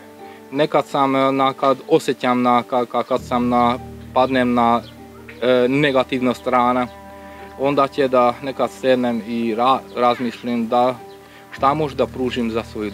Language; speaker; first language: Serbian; non-native, local second language; Hungarian